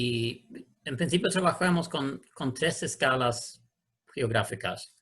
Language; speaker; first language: Spanish; non-native, learner; Swedish